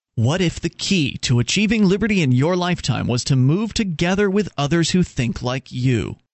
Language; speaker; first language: English; native; English